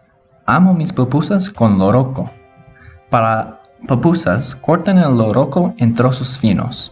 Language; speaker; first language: Spanish; non-native, learner; English